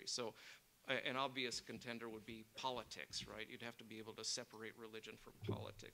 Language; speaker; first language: English; native; English